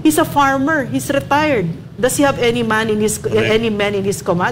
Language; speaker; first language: English; non-native, local second language; Filipino